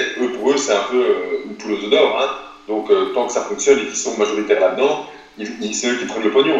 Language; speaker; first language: French; native; French